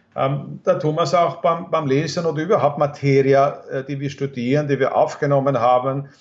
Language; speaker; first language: German; non-native, fluent; Swedish